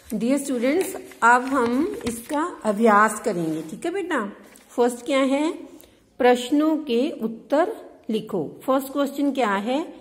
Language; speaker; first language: Hindi; non-native, local second language; Punjabi